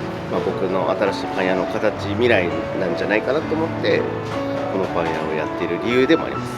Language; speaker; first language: Japanese; native; Japanese